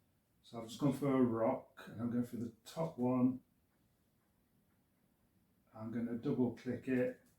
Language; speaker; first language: English; native; English